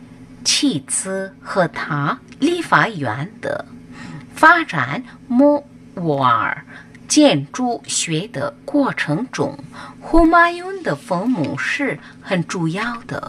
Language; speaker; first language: Chinese; non-native, fluent; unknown